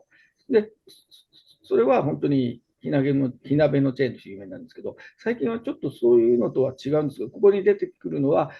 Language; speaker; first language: Japanese; native; Japanese